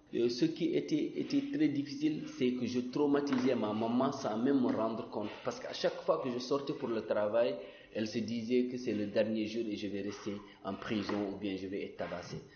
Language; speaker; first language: French; non-native, local second language; Fula